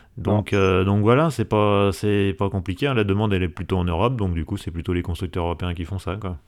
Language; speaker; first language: French; native; French